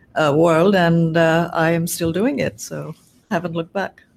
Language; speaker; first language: English; non-native, local second language; Bangla